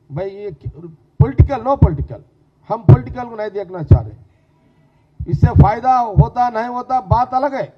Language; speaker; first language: Hindi; non-native, local second language; Telugu